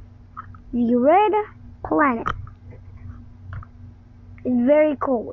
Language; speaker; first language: English; non-native, local second language; Filipino